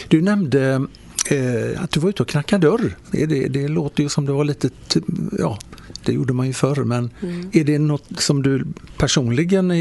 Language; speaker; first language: Swedish; native; Swedish